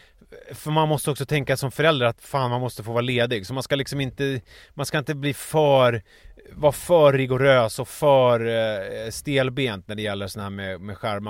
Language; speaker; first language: Swedish; native; Swedish